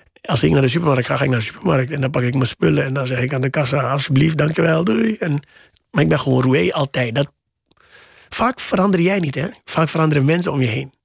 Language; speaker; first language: Dutch; native; Dutch